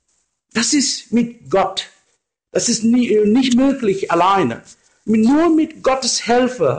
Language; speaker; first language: German; non-native, learner; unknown